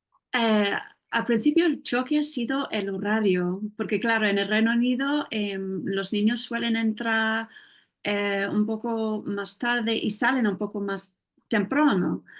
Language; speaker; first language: Spanish; non-native, fluent; English